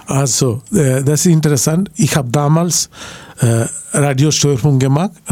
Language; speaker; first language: German; non-native, fluent; Bangla